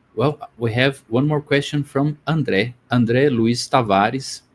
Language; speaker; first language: English; non-native, fluent; Portuguese